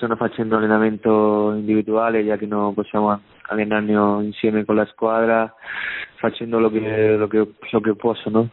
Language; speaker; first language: Italian; non-native, learner; Spanish